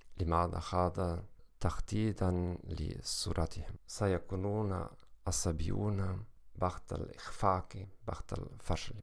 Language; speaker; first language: Arabic; non-native, learner; German